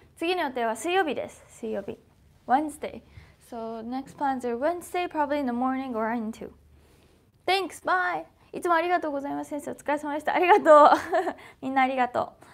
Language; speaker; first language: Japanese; native; Japanese